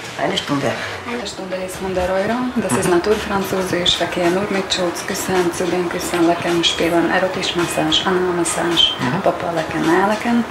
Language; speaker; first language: German; non-native, learner; Slovak